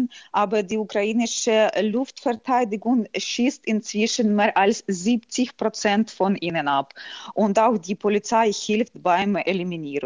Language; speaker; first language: German; non-native, fluent; Ukrainian